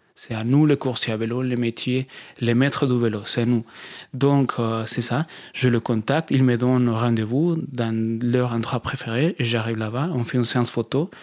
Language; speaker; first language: French; non-native, fluent; Spanish